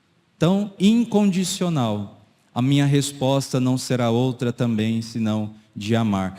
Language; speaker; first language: Portuguese; native; Portuguese